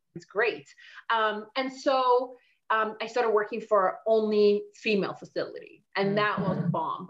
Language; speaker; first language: English; non-native, fluent; Polish